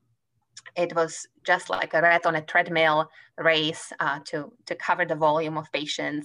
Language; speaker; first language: English; non-native, fluent; Czech